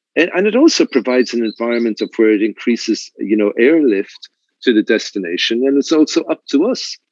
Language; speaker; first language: English; native; English